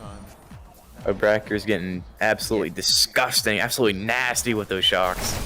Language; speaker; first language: English; native; English